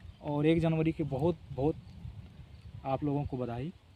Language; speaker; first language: Hindi; native; Hindi